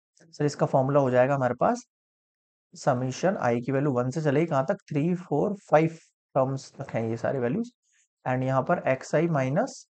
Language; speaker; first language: Hindi; native; Hindi